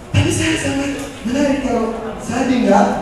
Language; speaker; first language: Indonesian; non-native, fluent; Ganda